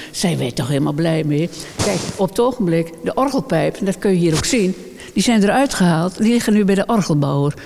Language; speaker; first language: Dutch; native; Dutch